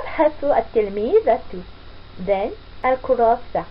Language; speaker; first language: Arabic; non-native, fluent; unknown